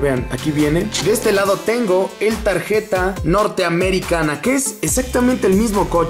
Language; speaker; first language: Spanish; native; Spanish